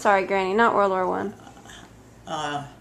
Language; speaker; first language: English; native; English